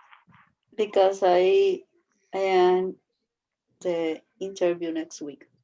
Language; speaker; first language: English; non-native, learner; Spanish